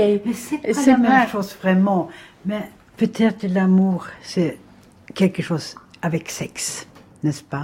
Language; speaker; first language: French; non-native, fluent; Swedish